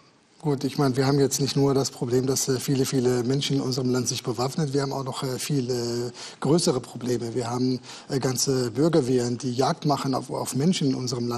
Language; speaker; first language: German; native; German